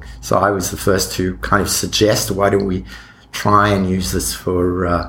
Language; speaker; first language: English; native; English